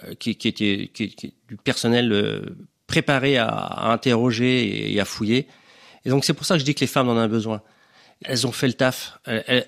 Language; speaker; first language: French; native; French